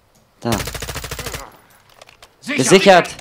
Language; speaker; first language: German; native; German